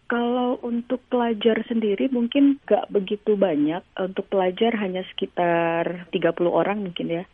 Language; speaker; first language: Indonesian; native; Indonesian